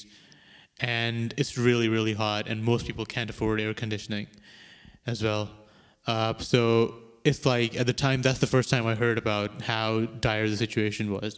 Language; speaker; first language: English; non-native, local second language; Urdu